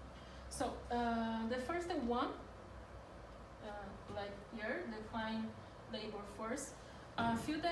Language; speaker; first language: English; non-native, learner; Portuguese